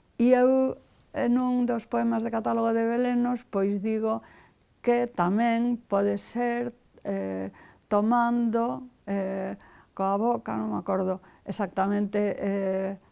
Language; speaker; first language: Galician; non-native, local second language; Spanish